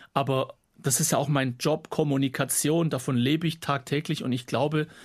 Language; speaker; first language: German; native; German